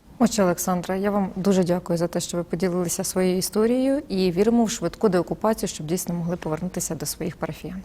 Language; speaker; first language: Ukrainian; native; Ukrainian